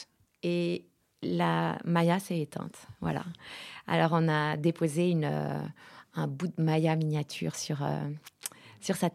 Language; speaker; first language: French; native; French